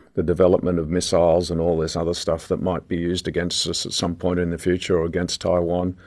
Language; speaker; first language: English; native; English